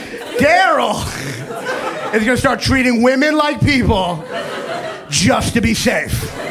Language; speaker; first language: English; native; English